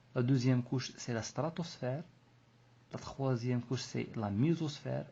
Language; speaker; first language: French; non-native, local second language; Arabic